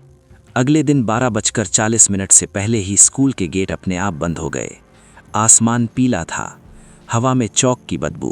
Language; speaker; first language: Hindi; native; Hindi